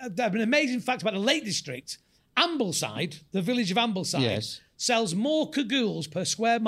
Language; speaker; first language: English; native; English